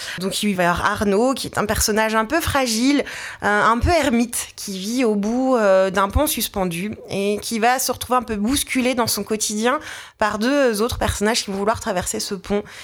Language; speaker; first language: French; native; French